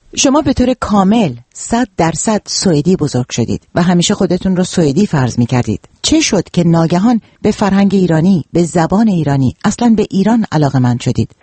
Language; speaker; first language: Persian; native; Persian